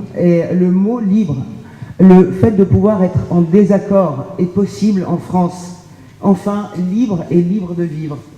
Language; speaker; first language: French; early bilingual, other home language; Persian